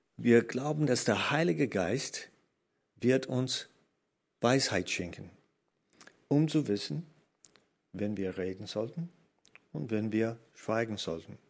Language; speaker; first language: German; non-native, fluent; English